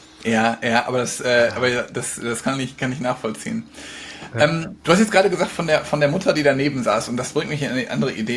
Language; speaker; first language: German; native; German